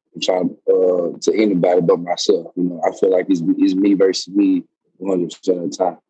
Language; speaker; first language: English; native; English